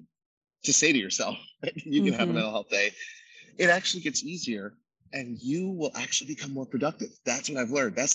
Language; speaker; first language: English; native; English